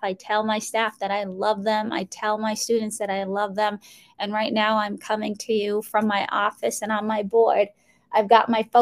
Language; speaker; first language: English; early bilingual, other home language; Somali